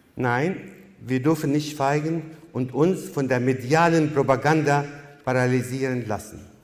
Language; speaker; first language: German; non-native, fluent; Arabic